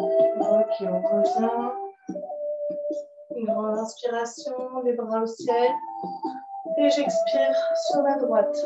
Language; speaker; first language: French; native; French